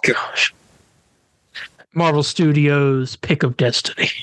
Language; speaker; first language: English; native; English